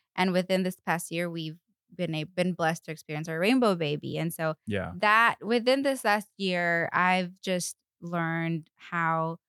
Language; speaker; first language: English; non-native, fluent; Spanish